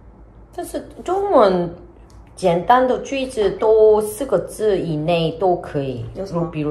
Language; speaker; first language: Chinese; non-native, learner; Korean